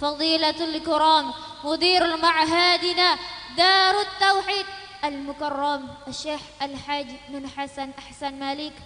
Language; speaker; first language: Arabic; non-native, learner; Indonesian